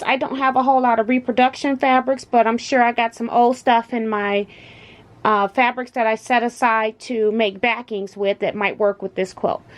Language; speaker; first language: English; native; English